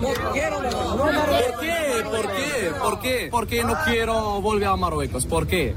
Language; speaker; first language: Spanish; non-native, learner; Arabic